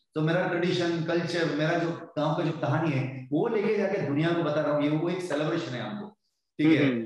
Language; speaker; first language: Hindi; non-native, local second language; Kannada